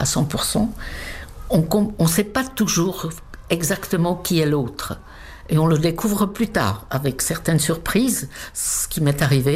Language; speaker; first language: French; non-native, fluent; Czech